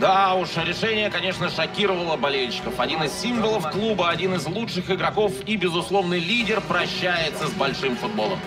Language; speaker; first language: Russian; native; Russian